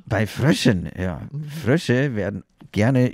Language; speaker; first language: German; native; German